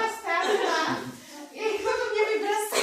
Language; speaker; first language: Russian; non-native, learner; Czech